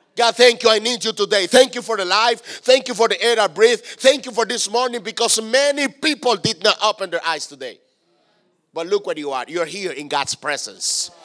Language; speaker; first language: English; non-native, fluent; Spanish